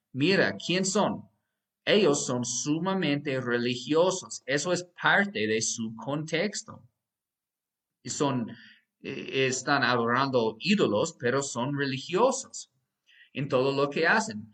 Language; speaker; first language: Spanish; non-native, fluent; English